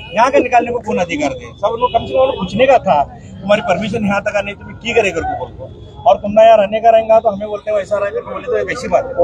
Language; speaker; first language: Hindi; non-native, local second language; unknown